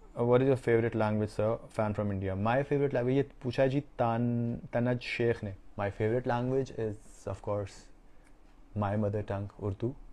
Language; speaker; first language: Urdu; native; Urdu